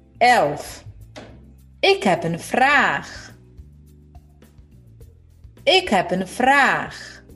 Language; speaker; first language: Dutch; non-native, fluent; Polish